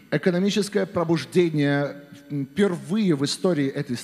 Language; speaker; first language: Russian; native; Russian